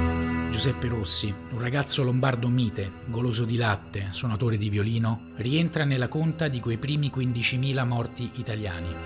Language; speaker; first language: Italian; native; Italian